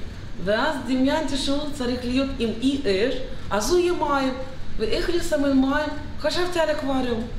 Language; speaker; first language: Hebrew; non-native, fluent; Russian